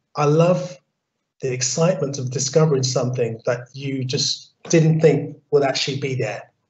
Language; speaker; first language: English; native; English